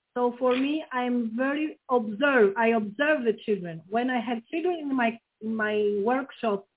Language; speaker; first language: English; non-native, fluent; Greek